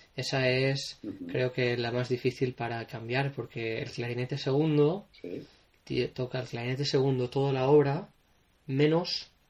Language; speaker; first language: Spanish; native; Spanish